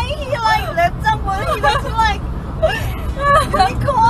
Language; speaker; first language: English; non-native, learner; Korean